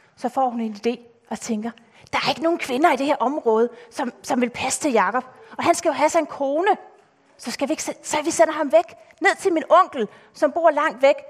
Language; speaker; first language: Danish; native; Danish